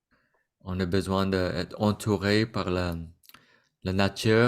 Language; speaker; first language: French; non-native, fluent; Vietnamese